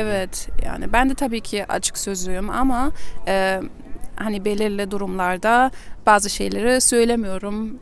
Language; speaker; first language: Turkish; early bilingual, heritage; German